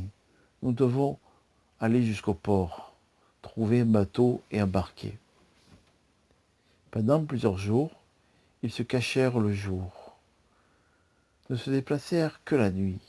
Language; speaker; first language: French; native; French